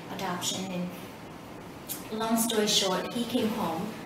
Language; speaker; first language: English; early bilingual, other home language; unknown